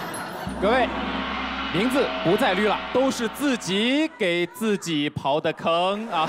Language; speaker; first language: Chinese; native; Chinese